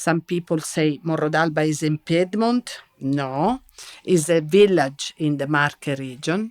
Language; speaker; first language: English; non-native, learner; Italian